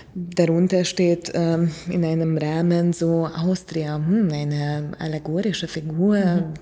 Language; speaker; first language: German; non-native, fluent; Hungarian